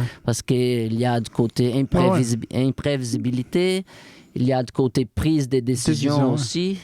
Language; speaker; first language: French; non-native, fluent; Portuguese